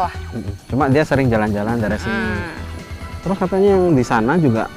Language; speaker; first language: Indonesian; native; Indonesian